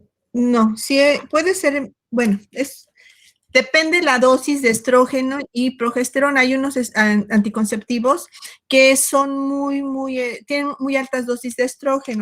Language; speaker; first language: Spanish; native; Spanish